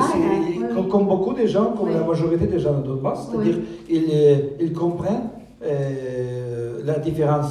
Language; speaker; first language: French; non-native, fluent; Russian